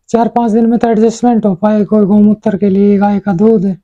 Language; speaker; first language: Hindi; native; Hindi